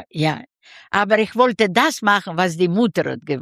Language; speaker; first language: German; non-native, learner; Russian